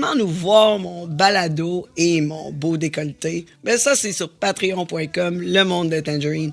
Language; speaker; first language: French; native; French